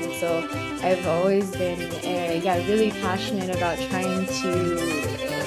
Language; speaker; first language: English; native; English